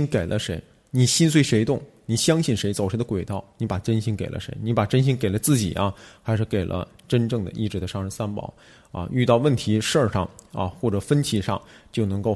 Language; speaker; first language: Chinese; native; Chinese